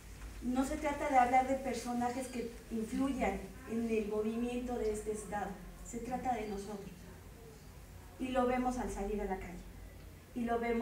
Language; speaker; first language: Spanish; native; Spanish